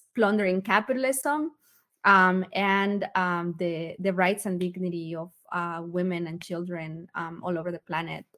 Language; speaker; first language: English; early bilingual, other home language; Spanish